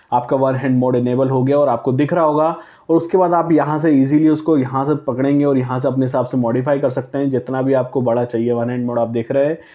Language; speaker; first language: Hindi; native; Hindi